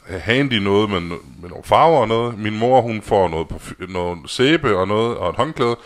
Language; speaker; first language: Danish; native; Danish